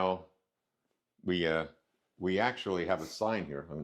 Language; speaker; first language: English; native; English